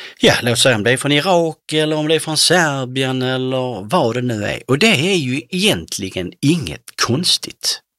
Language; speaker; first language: Swedish; native; Swedish